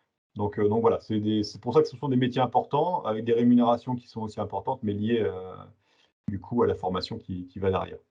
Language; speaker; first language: French; native; French